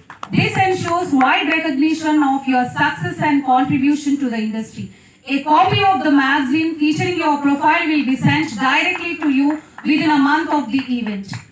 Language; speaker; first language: English; non-native, local second language; Telugu